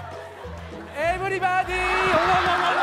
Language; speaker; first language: English; non-native, learner; Japanese